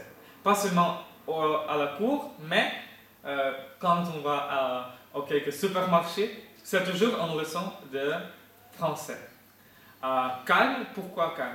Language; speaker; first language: French; non-native, fluent; Ukrainian